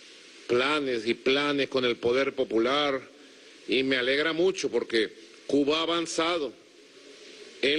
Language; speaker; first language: Spanish; native; Spanish